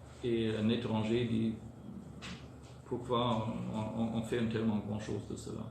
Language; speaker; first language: French; non-native, fluent; German